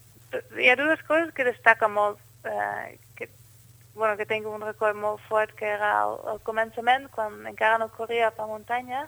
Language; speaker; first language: Catalan; non-native, fluent; Dutch